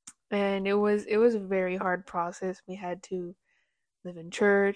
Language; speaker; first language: English; early bilingual, other home language; Spanish